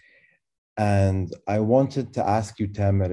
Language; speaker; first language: English; native; English